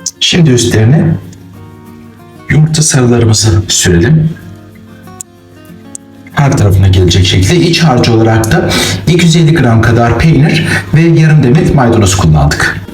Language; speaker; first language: Turkish; native; Turkish